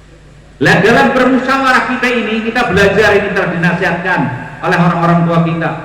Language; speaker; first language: Indonesian; non-native, local second language; Javanese